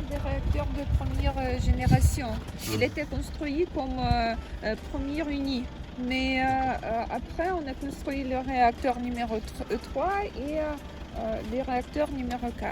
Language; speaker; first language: French; non-native, learner; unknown